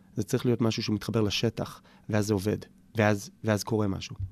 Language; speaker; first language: Hebrew; native; Hebrew